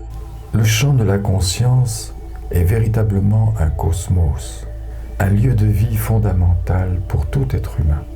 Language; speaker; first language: French; native; French